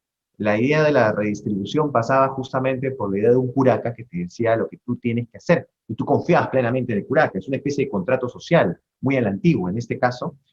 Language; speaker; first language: Spanish; native; Spanish